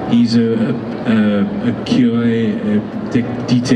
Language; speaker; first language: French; non-native, learner; English